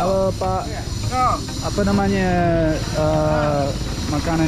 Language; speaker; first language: Indonesian; non-native, learner; English